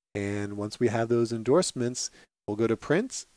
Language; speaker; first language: English; native; English